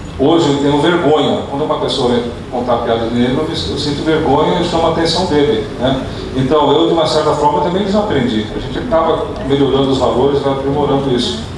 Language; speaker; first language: Portuguese; early bilingual, other home language; Dutch